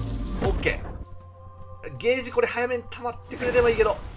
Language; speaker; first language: Japanese; native; Japanese